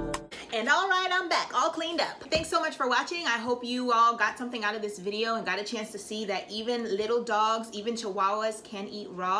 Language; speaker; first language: English; native; English